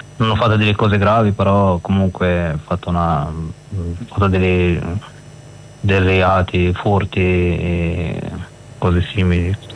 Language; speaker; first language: Italian; non-native, learner; Arabic